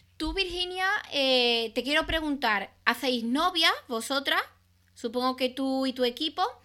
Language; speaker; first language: Spanish; native; Spanish